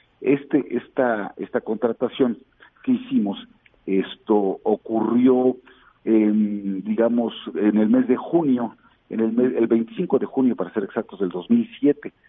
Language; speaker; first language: Spanish; native; Spanish